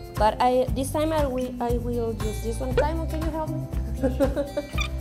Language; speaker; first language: English; non-native, learner; Spanish